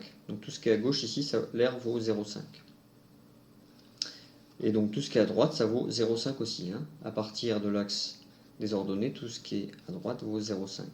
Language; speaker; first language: French; native; French